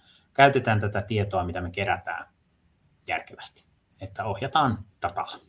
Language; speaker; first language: Finnish; native; Finnish